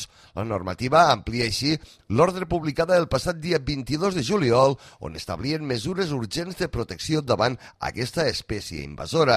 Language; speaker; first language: Catalan; native; Catalan